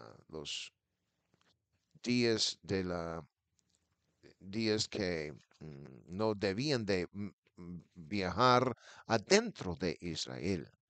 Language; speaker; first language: Spanish; non-native, fluent; English